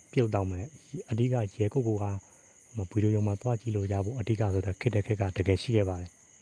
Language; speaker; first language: Burmese; native; Burmese